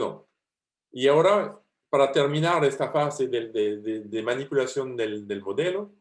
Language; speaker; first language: Spanish; non-native, fluent; French